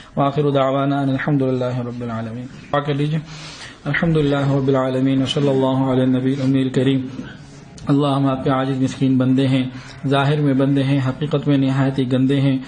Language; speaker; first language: Urdu; non-native, local second language; Punjabi